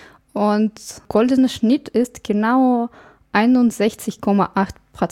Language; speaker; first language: German; non-native, fluent; English